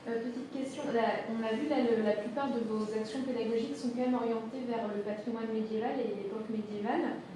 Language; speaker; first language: French; native; French